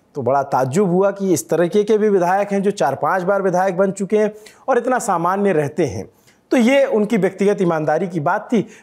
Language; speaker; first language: Hindi; native; Hindi